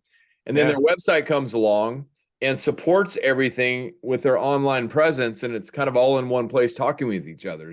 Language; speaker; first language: English; native; English